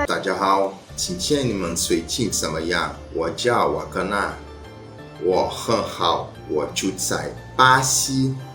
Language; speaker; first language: Chinese; non-native, learner; Portuguese